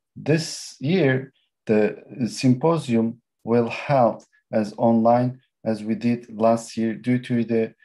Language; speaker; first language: English; non-native, fluent; Turkish